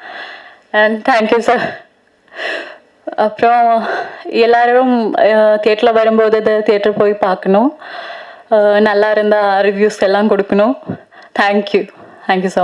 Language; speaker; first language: Tamil; non-native, fluent; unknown